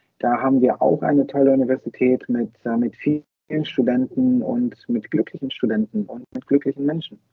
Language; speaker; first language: German; non-native, fluent; Bulgarian